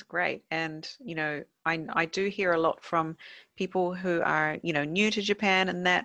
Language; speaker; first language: English; native; English